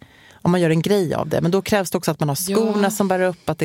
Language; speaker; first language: Swedish; native; Swedish